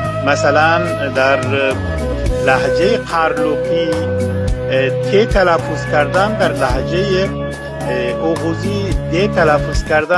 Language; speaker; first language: Persian; non-native, local second language; Uzbek